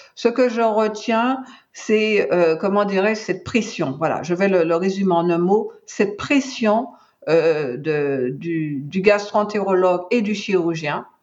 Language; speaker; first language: French; native; French